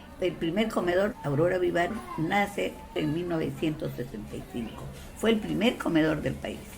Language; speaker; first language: Spanish; non-native, local second language; Quechua